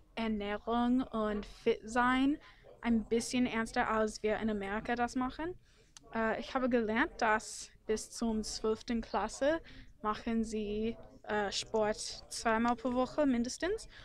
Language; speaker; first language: German; non-native, fluent; English